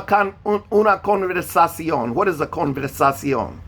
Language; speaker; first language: Spanish; non-native, fluent; English